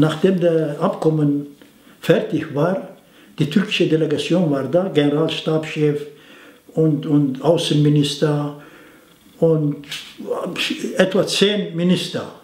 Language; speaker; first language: German; non-native, fluent; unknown